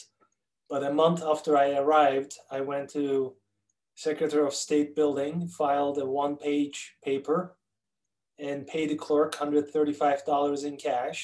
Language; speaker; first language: English; non-native, fluent; Turkish